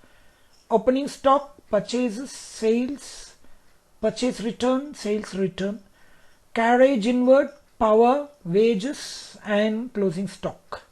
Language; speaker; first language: English; non-native, local second language; Kannada